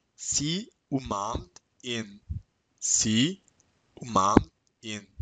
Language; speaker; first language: German; non-native, fluent; Spanish